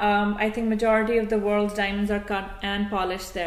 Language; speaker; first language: English; non-native, local second language; Hindi